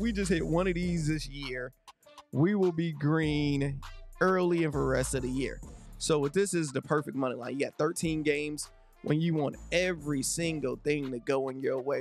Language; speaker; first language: English; native; English